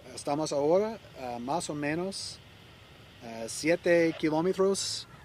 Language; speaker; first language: Spanish; non-native, learner; English